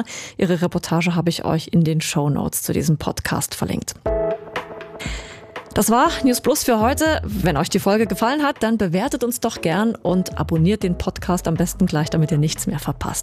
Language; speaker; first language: German; native; German